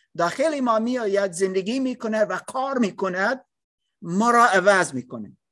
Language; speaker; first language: Persian; non-native, learner; English